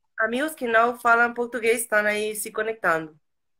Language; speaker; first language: Portuguese; non-native, fluent; Spanish